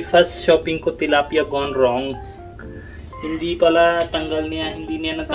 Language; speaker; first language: Filipino; non-native, learner; Punjabi